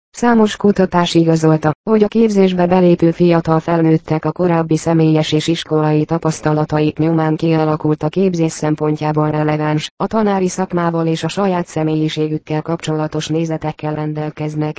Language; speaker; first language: Hungarian; native; Hungarian